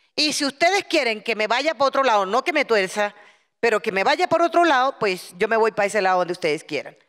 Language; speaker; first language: Spanish; native; Spanish